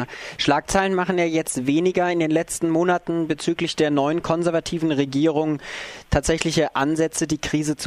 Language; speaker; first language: German; native; German